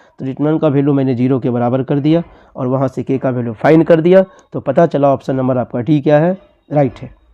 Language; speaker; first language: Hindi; native; Hindi